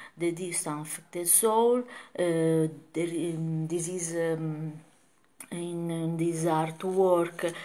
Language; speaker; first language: English; non-native, learner; Italian